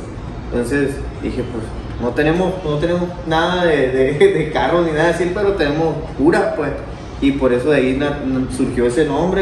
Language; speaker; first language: Spanish; native; Spanish